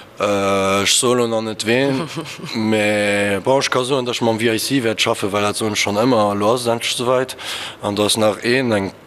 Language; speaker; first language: Luxembourgish; early bilingual, other home language; Portuguese